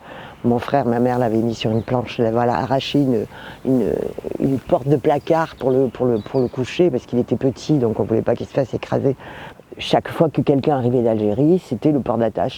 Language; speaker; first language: French; native; French